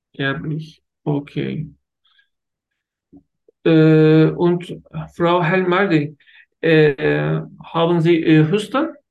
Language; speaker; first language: German; non-native, learner; Turkish